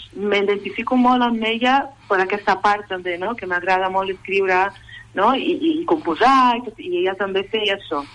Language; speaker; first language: Catalan; non-native, fluent; Portuguese